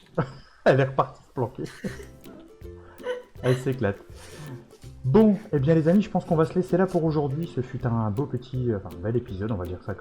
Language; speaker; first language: French; native; French